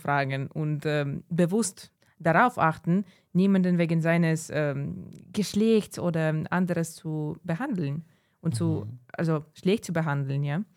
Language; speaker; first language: German; non-native, fluent; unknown